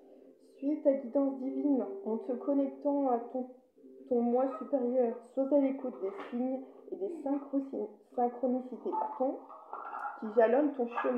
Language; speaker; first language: French; native; French